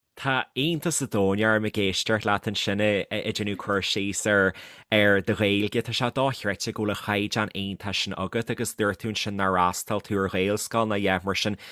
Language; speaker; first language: Irish; native; Irish